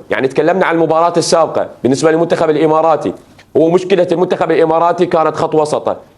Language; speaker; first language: Arabic; native; Arabic